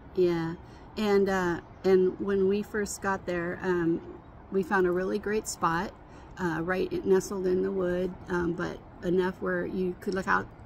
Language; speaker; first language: English; native; English